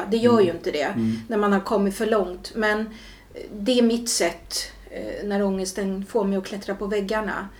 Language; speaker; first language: Swedish; native; Swedish